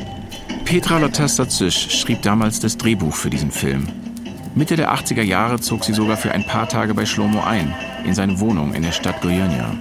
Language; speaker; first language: German; native; German